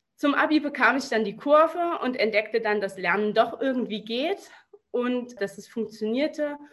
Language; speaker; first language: German; native; German